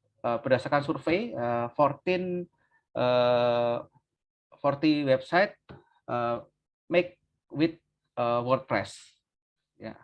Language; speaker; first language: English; non-native, learner; Indonesian